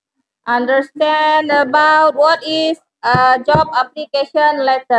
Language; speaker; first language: English; non-native, local second language; Indonesian